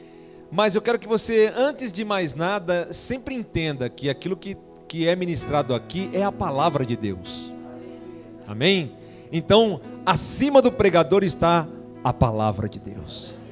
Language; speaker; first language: Portuguese; native; Portuguese